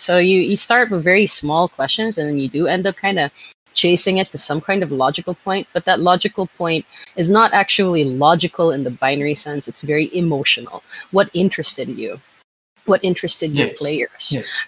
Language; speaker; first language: English; non-native, local second language; Filipino